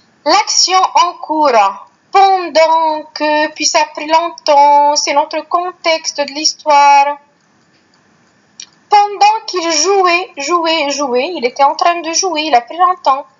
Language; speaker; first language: French; non-native, fluent; Arabic